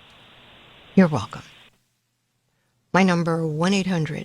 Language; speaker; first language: English; native; English